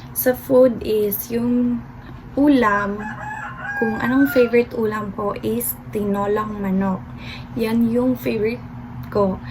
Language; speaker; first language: Filipino; non-native, local second language; Cebuano